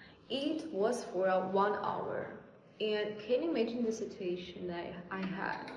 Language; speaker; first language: English; non-native, fluent; Russian